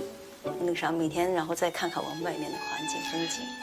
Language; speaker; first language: Chinese; native; Chinese